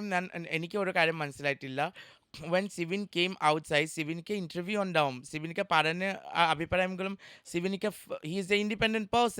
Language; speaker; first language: Malayalam; non-native, local second language; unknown